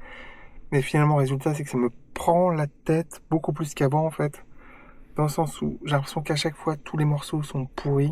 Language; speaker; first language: French; native; French